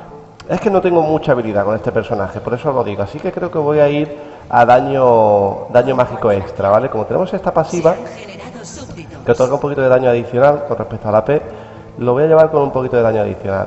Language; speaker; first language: Spanish; native; Spanish